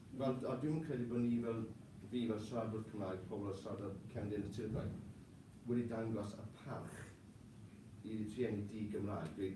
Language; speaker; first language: Welsh; non-native, local second language; English